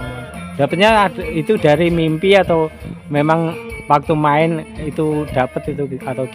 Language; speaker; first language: Indonesian; non-native, local second language; Javanese